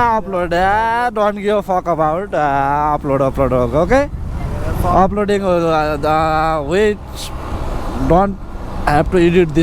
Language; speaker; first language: English; non-native, learner; Nepali